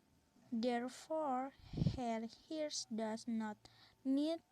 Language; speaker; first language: English; non-native, learner; Indonesian